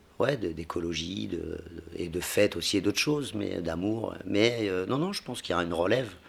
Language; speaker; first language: French; native; French